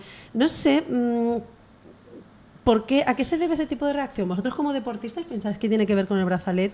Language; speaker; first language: Spanish; native; Spanish